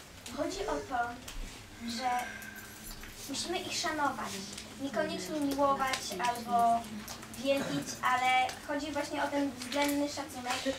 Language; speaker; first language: Polish; native; Polish